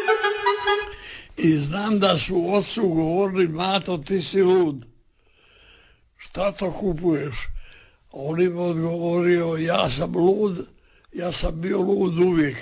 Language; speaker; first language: Serbian; native; Serbian